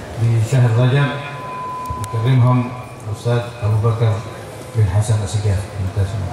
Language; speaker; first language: Arabic; non-native, fluent; Indonesian